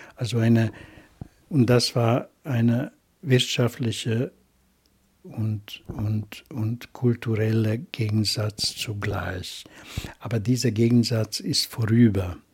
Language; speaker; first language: German; non-native, fluent; Hungarian